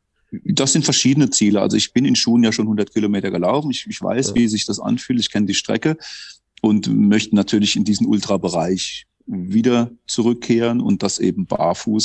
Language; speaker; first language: German; native; German